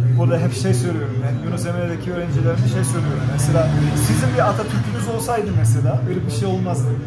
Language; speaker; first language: Turkish; early bilingual, heritage; German